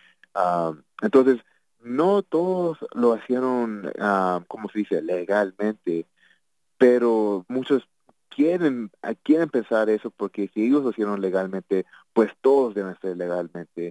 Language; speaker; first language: Spanish; early bilingual, heritage; Spanish